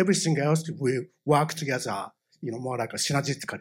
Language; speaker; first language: English; non-native, fluent; Japanese